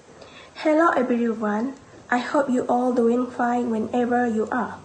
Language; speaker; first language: English; non-native, local second language; Malay